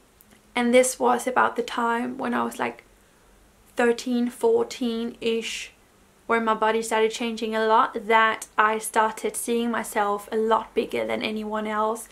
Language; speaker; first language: English; non-native, fluent; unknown